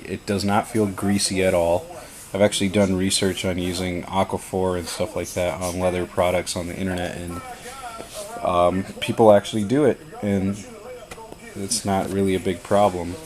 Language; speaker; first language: English; native; English